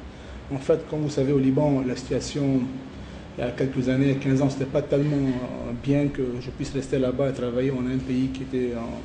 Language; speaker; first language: French; non-native, local second language; Arabic